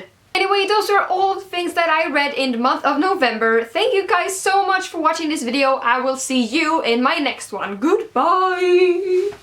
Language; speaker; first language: English; non-native, fluent; Swedish